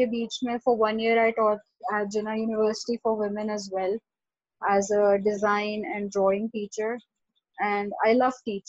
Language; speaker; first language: English; non-native, local second language; Urdu